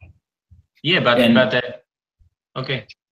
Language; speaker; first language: English; non-native, fluent; Spanish